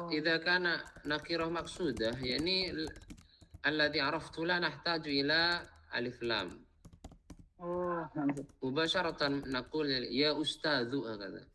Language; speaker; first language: Arabic; non-native, fluent; Indonesian